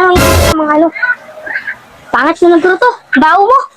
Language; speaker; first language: Filipino; native; Filipino